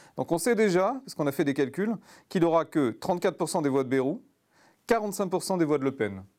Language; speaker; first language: French; native; French